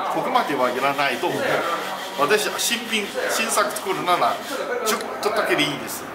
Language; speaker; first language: Japanese; non-native, fluent; Chinese